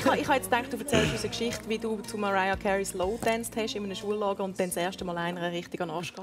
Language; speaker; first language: German; native; German